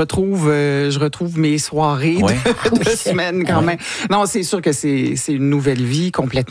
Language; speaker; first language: French; native; French